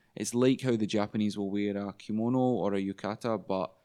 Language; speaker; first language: English; native; English